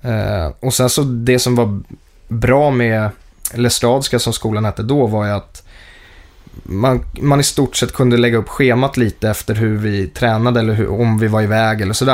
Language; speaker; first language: Swedish; native; Swedish